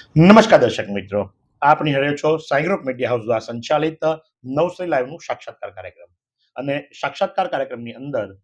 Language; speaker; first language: Gujarati; native; Gujarati